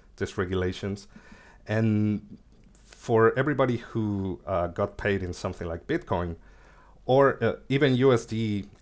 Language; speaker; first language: English; early bilingual, other home language; Spanish